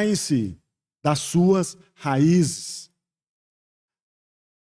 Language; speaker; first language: Portuguese; native; Portuguese